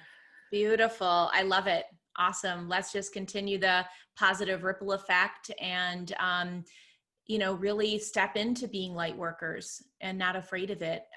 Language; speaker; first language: English; native; English